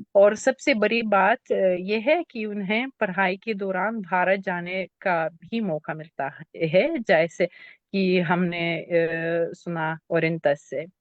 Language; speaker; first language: Hindi; non-native, fluent; Lithuanian